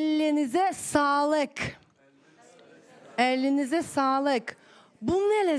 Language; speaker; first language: Turkish; non-native, fluent; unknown